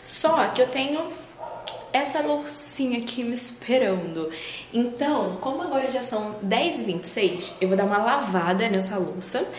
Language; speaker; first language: Portuguese; native; Portuguese